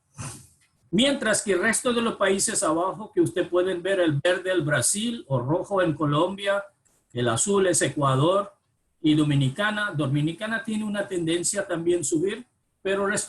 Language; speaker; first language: Spanish; non-native, fluent; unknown